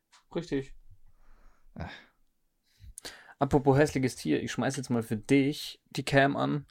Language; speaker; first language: German; native; German